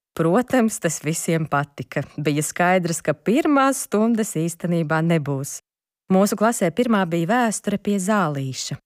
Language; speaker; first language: Latvian; non-native, local second language; Ukrainian